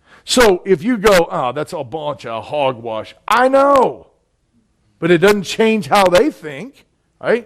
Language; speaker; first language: English; native; English